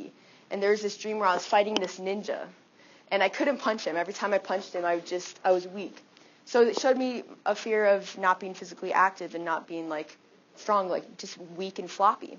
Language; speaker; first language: English; native; English